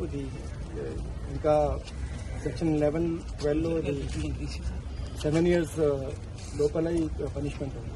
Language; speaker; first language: Telugu; non-native, learner; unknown